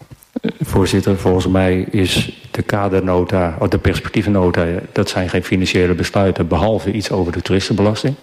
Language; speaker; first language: Dutch; native; Dutch